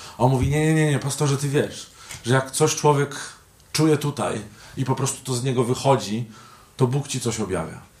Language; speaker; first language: Polish; native; Polish